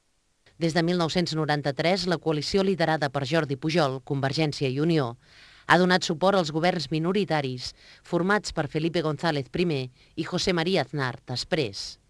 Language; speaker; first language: Catalan; native; Catalan